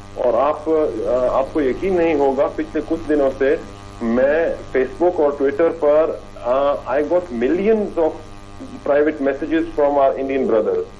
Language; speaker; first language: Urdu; non-native, local second language; Baluchi